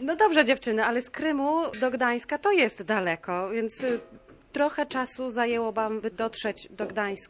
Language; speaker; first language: Polish; native; Polish